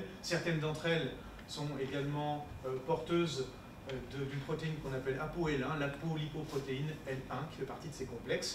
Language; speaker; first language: French; native; French